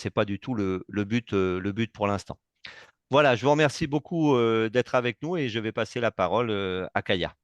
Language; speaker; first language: French; native; French